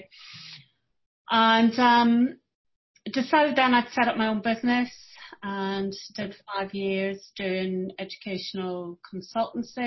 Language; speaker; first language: English; native; English